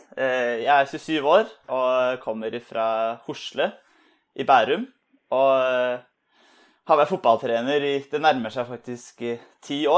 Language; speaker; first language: Norwegian; native; Norwegian